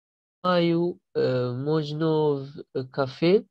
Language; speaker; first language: Russian; non-native, learner; French